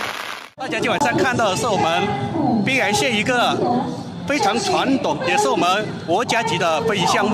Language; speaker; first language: Chinese; native; Chinese